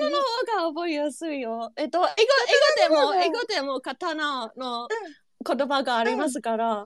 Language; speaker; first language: Japanese; non-native, learner; English